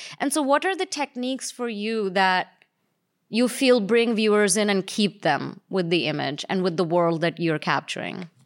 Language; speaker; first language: English; native; English